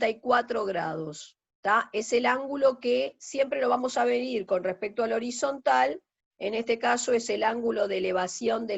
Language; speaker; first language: Spanish; native; Spanish